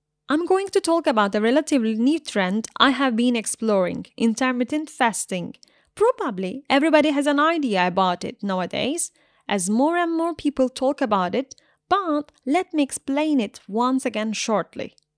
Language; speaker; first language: English; non-native, fluent; Turkish